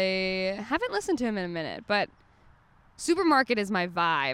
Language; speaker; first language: English; native; English